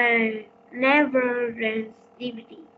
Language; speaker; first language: English; non-native, learner; Vietnamese